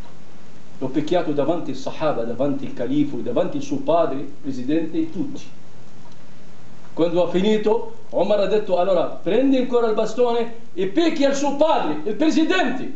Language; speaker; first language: Italian; non-native, fluent; Arabic